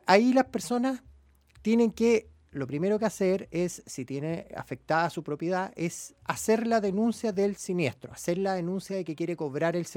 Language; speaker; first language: Spanish; native; Spanish